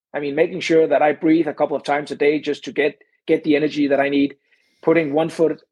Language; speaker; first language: English; non-native, fluent; Danish